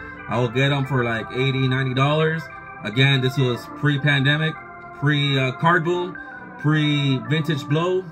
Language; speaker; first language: English; native; English